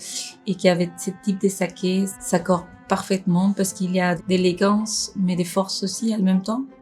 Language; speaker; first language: French; non-native, fluent; Spanish